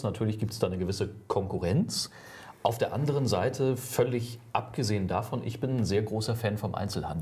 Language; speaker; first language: German; native; German